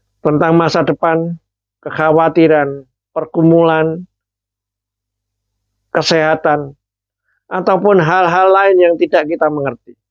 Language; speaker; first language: Indonesian; native; Indonesian